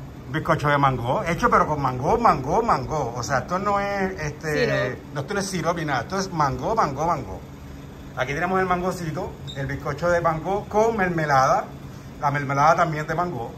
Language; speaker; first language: Spanish; native; Spanish